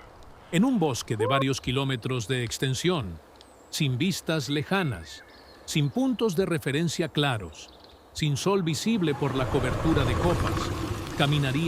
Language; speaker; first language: Spanish; native; Spanish